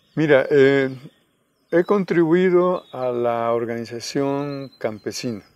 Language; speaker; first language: Spanish; native; Spanish